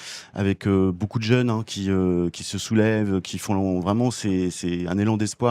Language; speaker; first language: French; native; French